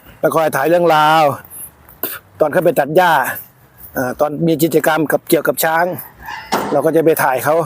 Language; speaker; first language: Thai; native; Thai